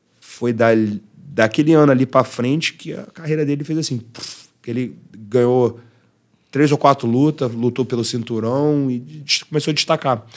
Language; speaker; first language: Portuguese; early bilingual, heritage; Portuguese